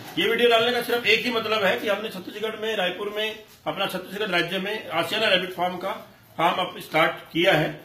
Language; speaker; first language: Hindi; non-native, local second language; Malayalam